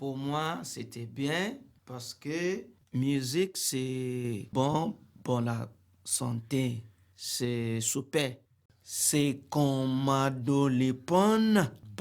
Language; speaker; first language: French; non-native, learner; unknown